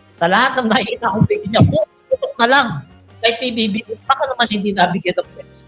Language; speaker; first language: Filipino; non-native, local second language; Iloko